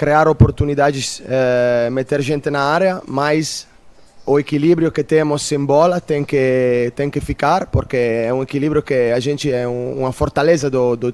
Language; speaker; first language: Portuguese; non-native, fluent; Italian